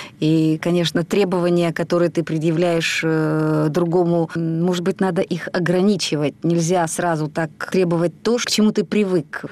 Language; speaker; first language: Russian; native; Russian